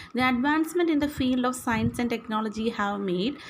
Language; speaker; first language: English; non-native, local second language; Malayalam